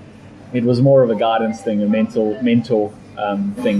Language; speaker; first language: English; native; English